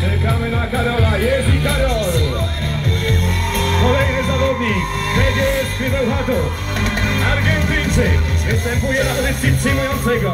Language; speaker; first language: Polish; native; Polish